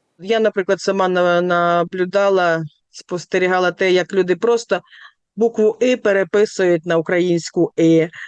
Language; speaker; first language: Ukrainian; native; Ukrainian